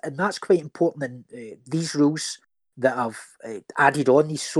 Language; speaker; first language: English; native; English